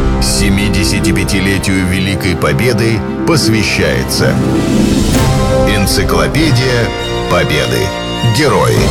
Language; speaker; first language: Russian; native; Russian